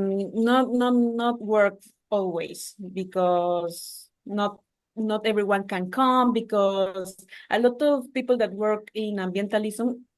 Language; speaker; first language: English; non-native, learner; Spanish